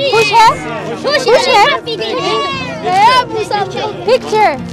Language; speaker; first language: Hindi; non-native, learner; Kazakh